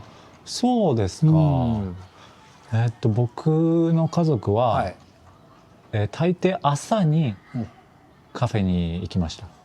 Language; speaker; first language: Japanese; non-native, fluent; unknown